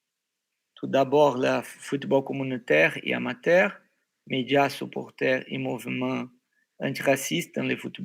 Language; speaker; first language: French; non-native, fluent; Portuguese